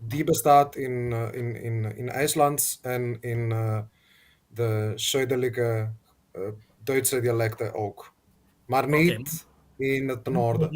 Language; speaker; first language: Dutch; non-native, learner; Italian